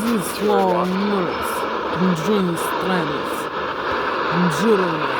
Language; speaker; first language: English; non-native, learner; Russian